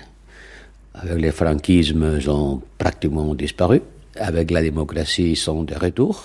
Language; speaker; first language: French; non-native, fluent; Catalan